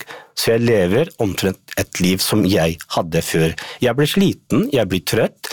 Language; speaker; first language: Norwegian; non-native, fluent; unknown